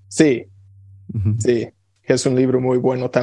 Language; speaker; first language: Spanish; non-native, fluent; English